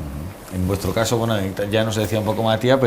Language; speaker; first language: Spanish; native; Spanish